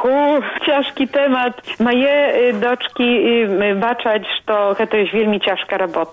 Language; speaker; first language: Polish; non-native, local second language; Belarusian